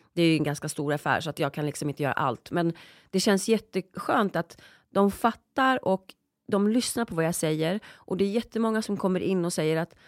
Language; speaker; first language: Swedish; early bilingual, other home language; Polish